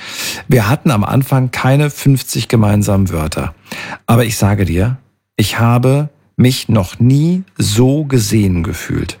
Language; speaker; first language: German; native; German